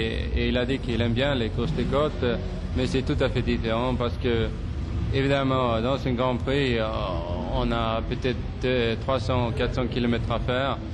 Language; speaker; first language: French; non-native, fluent; Swedish